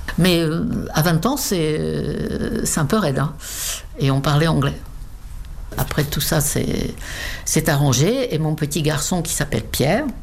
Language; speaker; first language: French; non-native, fluent; Czech